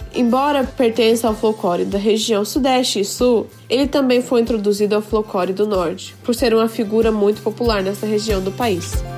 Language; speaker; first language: Portuguese; early bilingual, other home language; Japanese